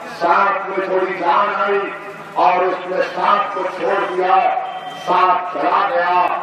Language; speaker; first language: Urdu; native; Urdu